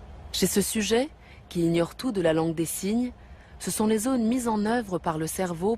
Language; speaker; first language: French; native; French